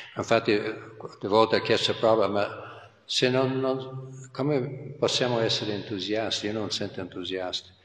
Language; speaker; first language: Italian; non-native, fluent; English